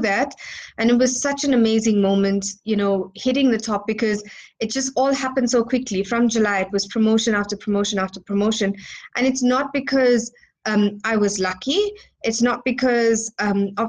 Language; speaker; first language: English; native; English